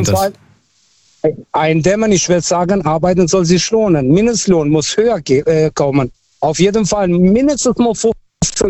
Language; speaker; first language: German; non-native, fluent; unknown